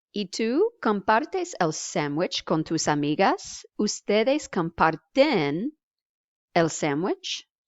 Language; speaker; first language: Spanish; non-native, fluent; English